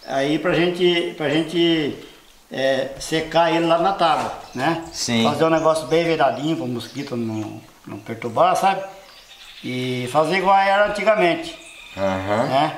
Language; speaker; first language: Portuguese; native; Portuguese